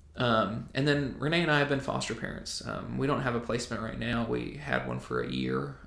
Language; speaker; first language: English; native; English